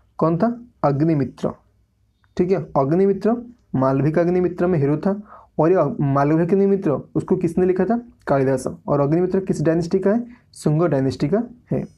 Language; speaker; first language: Hindi; native; Hindi